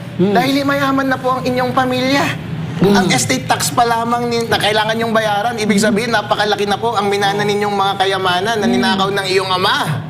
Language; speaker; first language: Filipino; non-native, local second language; Iloko